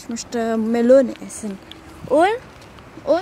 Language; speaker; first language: German; non-native, learner; Indonesian